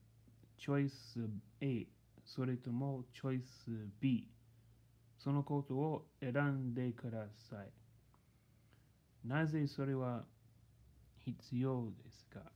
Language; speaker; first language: Japanese; non-native, learner; English